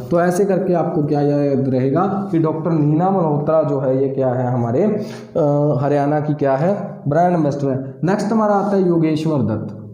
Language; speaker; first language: Hindi; native; Hindi